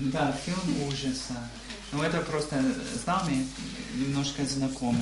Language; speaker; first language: Russian; non-native, learner; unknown